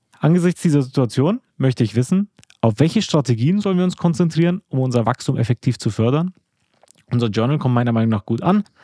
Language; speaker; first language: German; early bilingual, other home language; Albanian